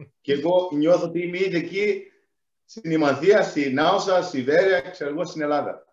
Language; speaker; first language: Greek; non-native, fluent; Portuguese